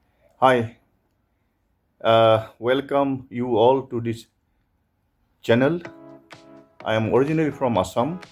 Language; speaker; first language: English; non-native, local second language; Assamese